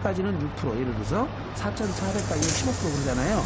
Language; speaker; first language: Korean; native; Korean